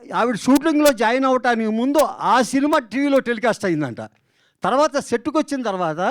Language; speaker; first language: Telugu; native; Telugu